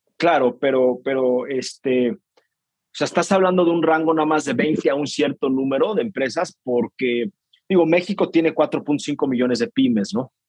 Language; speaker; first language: Spanish; native; Spanish